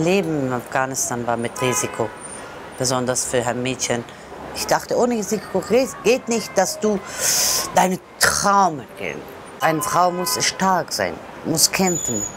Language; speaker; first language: German; non-native, learner; Persian